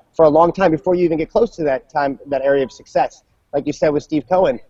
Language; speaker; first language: English; native; English